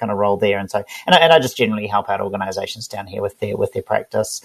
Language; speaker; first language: English; native; English